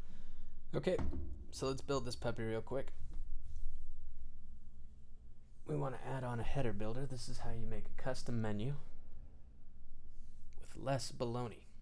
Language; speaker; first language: English; native; English